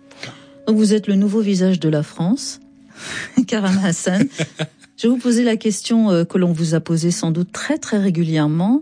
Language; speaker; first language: French; native; French